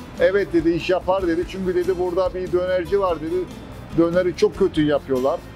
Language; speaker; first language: Turkish; early bilingual, heritage; Turkish